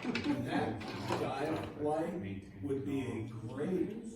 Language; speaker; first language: English; native; English